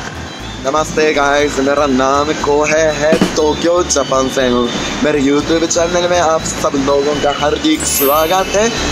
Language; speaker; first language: Hindi; non-native, fluent; Japanese